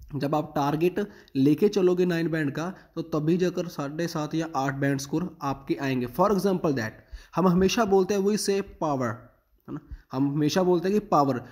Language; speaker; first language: Hindi; non-native, local second language; Punjabi